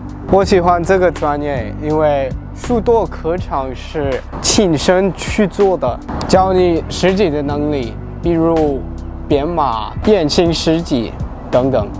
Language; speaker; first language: Chinese; non-native, learner; English